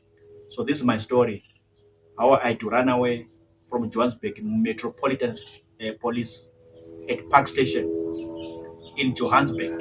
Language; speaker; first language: English; non-native, local second language; Shona